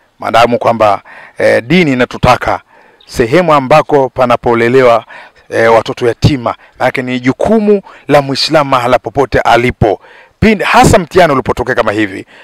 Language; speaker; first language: Swahili; native; Swahili